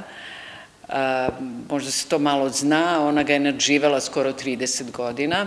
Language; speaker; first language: Serbian; native; Serbian